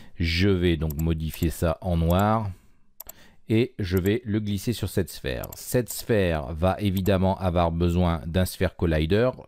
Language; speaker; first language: French; native; French